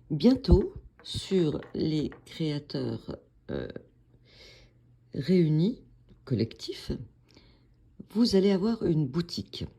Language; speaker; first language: French; native; French